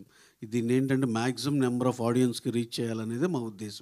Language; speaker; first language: Telugu; native; Telugu